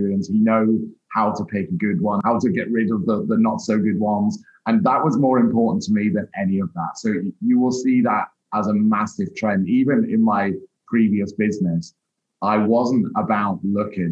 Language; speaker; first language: English; native; English